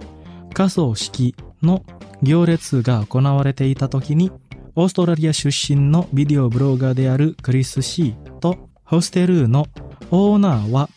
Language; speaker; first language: Japanese; non-native, fluent; Indonesian